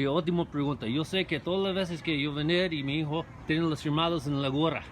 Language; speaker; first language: Spanish; non-native, learner; English